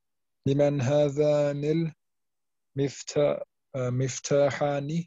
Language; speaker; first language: Arabic; non-native, learner; German